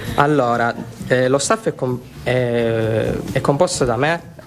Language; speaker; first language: Italian; native; Italian